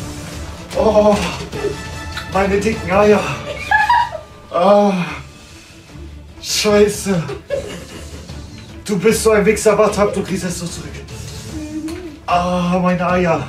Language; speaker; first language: German; native; German